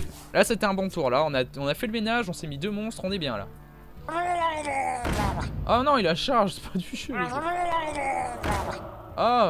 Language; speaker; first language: French; native; French